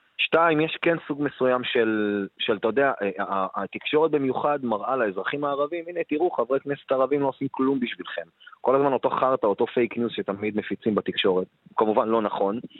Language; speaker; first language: Hebrew; non-native, local second language; Arabic